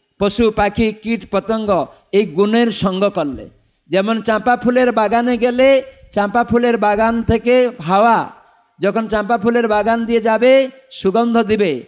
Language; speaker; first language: Bangla; non-native, fluent; Odia